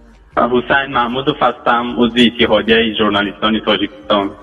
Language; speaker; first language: Persian; native; Persian